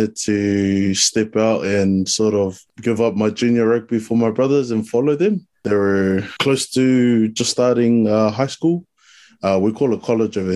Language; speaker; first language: English; native; English